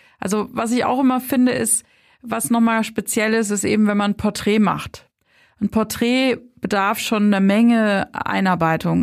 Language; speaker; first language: German; native; German